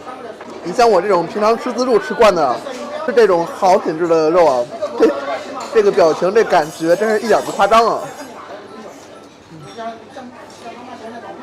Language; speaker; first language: Chinese; native; Chinese